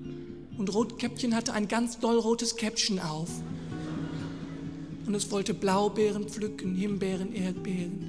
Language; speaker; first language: German; native; German